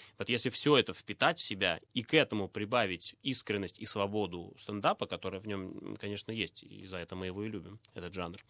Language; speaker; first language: Russian; native; Russian